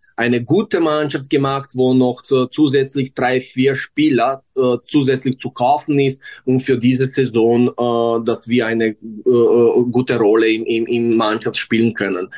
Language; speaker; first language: German; non-native, learner; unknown